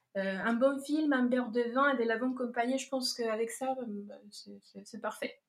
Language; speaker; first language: French; non-native, fluent; Spanish